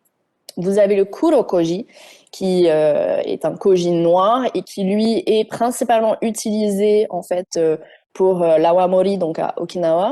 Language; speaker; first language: French; native; French